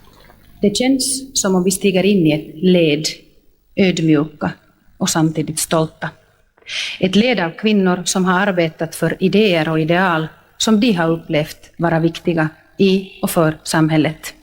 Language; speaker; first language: Swedish; native; Swedish